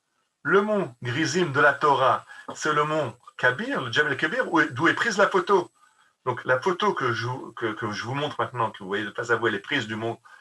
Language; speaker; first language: French; native; French